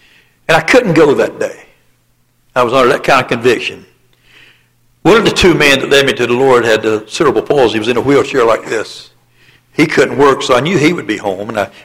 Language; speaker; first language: English; native; English